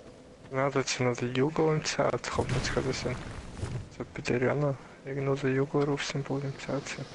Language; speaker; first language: German; native; German